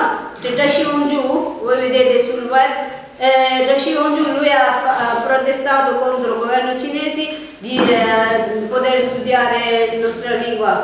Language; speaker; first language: Italian; non-native, learner; Tibetan